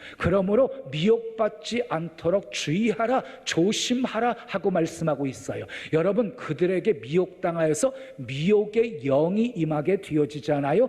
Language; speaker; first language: Korean; native; Korean